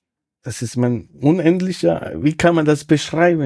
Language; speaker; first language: German; non-native, fluent; Spanish